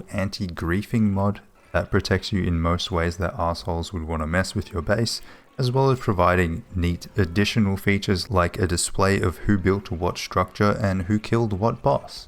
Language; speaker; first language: English; native; English